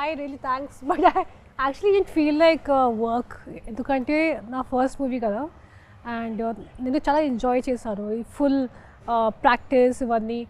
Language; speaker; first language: Telugu; non-native, fluent; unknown